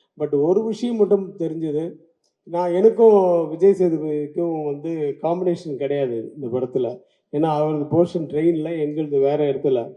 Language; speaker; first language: Tamil; native; Tamil